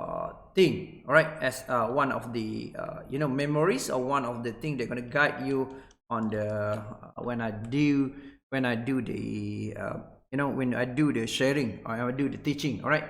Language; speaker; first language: English; non-native, local second language; Malay